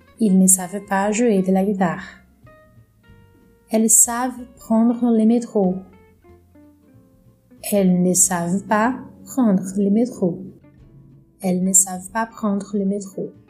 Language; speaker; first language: French; non-native, fluent; Portuguese